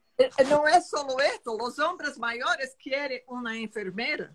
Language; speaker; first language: Spanish; non-native, learner; Portuguese